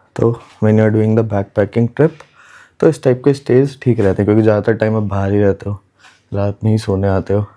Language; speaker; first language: Hindi; native; Hindi